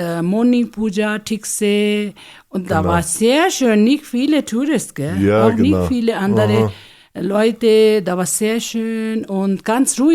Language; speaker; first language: German; non-native, learner; Ladakhi